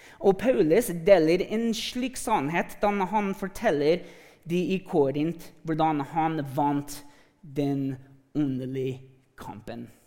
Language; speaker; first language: Norwegian; non-native, fluent; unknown